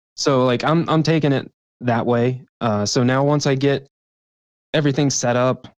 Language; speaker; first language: English; native; English